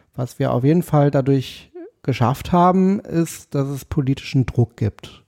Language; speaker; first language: German; native; German